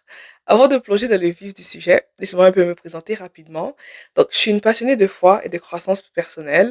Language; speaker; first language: French; native; French